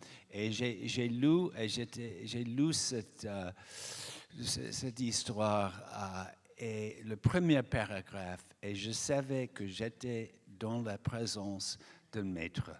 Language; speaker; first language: French; non-native, fluent; English